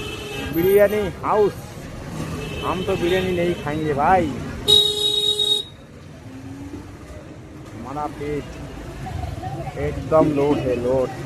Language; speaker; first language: Hindi; non-native, local second language; Bangla